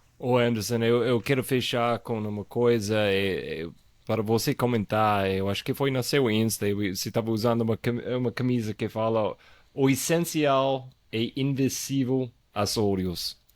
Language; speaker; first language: Portuguese; non-native, fluent; English